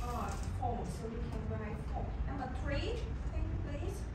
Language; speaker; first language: English; non-native, learner; Vietnamese